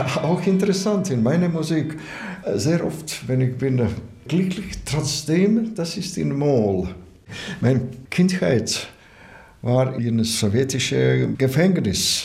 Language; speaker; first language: German; non-native, learner; Latvian